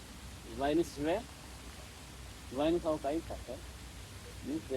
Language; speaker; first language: German; non-native, learner; Amharic